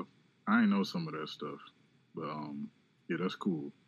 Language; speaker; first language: English; native; English